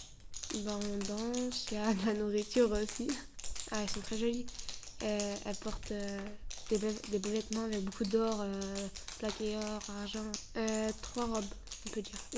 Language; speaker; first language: French; early bilingual, other home language; Arabic